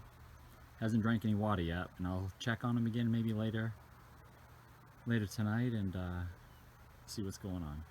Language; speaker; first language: English; native; English